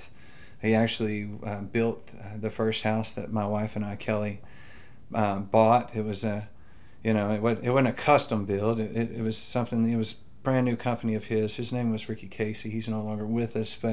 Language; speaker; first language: English; native; English